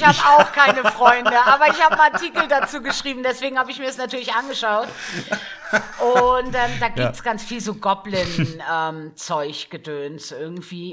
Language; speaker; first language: German; native; German